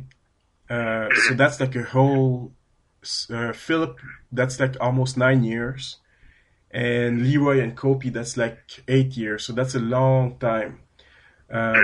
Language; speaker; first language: English; non-native, fluent; French